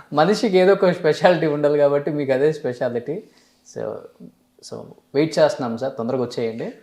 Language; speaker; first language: Telugu; native; Telugu